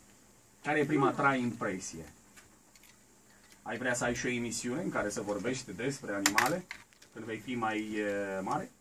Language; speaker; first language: Romanian; native; Romanian